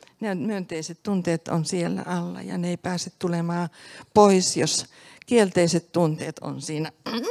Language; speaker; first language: Finnish; native; Finnish